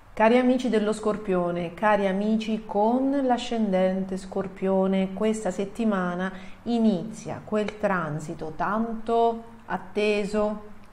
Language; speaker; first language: Italian; native; Italian